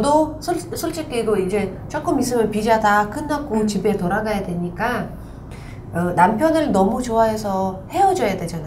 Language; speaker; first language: Korean; non-native, local second language; Uzbek